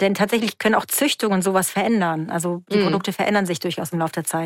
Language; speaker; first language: German; native; German